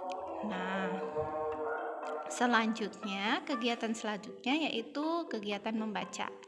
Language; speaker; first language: Indonesian; native; Indonesian